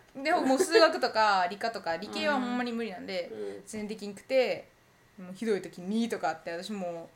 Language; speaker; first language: Japanese; early bilingual, heritage; Japanese